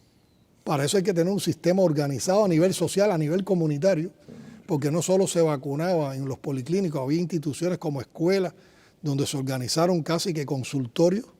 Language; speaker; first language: Spanish; native; Spanish